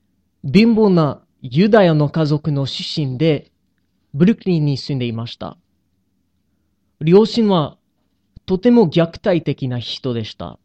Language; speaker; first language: Japanese; non-native, learner; English